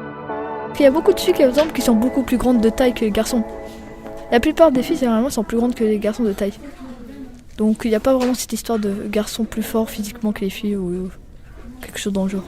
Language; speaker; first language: French; native; French